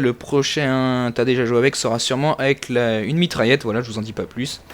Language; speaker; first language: French; native; French